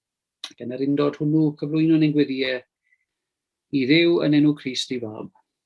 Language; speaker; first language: Welsh; native; Welsh